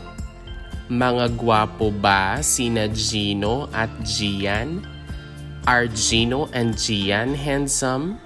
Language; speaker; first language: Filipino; non-native, local second language; Hiligaynon